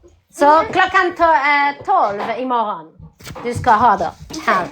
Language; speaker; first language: Swedish; non-native, learner; French